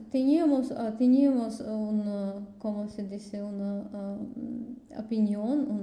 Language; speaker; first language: Spanish; non-native, learner; Russian